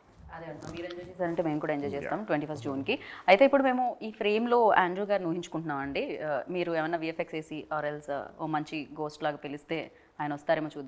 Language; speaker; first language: Telugu; native; Telugu